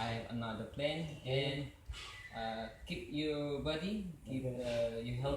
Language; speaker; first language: English; non-native, learner; Indonesian